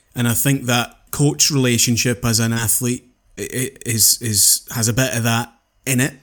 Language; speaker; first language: English; native; English